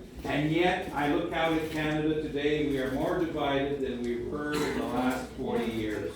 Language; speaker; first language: English; non-native, local second language; French